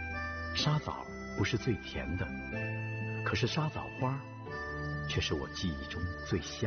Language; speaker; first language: Chinese; native; Chinese